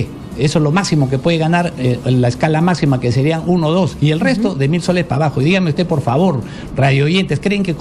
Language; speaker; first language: Spanish; native; Spanish